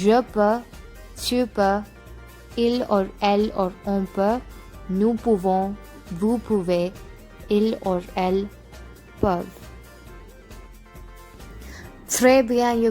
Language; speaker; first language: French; non-native, fluent; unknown